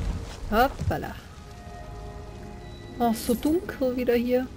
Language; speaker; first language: German; native; German